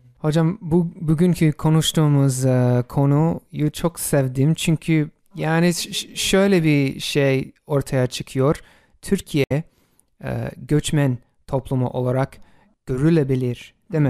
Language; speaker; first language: Turkish; non-native, fluent; English